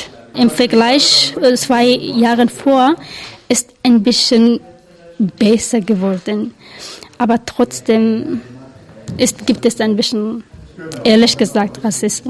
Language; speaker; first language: German; non-native, learner; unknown